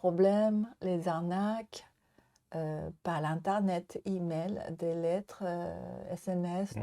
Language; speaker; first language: French; non-native, learner; Japanese